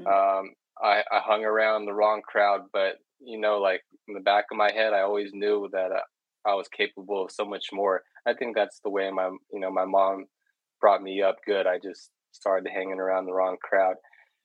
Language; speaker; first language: English; native; English